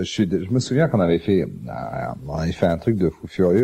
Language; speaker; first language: French; native; French